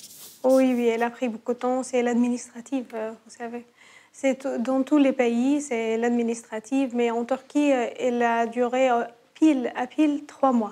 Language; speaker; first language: French; non-native, learner; Arabic